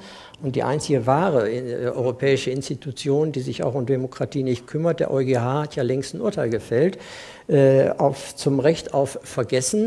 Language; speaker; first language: German; native; German